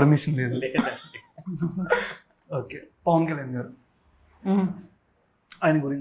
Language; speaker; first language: Telugu; native; Telugu